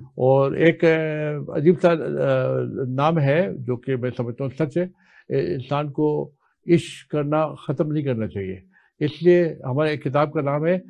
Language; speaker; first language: Urdu; native; Urdu